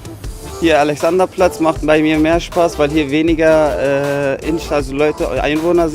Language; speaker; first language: German; non-native, fluent; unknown